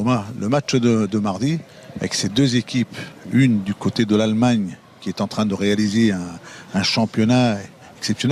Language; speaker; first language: French; native; French